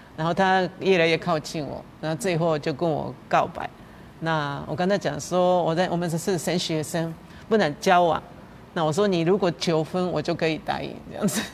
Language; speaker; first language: Chinese; non-native, fluent; Japanese